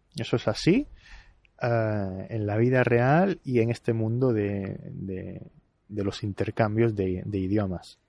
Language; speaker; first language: Spanish; native; Spanish